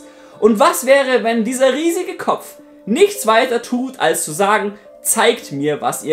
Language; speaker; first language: German; native; German